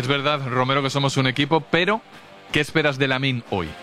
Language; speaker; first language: Spanish; native; Spanish